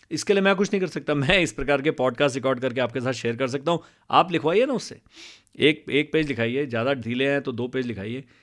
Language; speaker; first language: Hindi; non-native, local second language; Punjabi